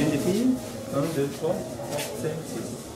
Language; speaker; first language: French; non-native, learner; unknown